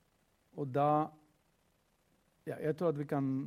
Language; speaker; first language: Norwegian; non-native, fluent; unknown